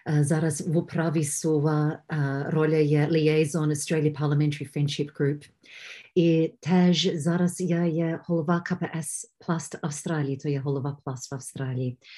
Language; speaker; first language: Ukrainian; early bilingual, heritage; Ukrainian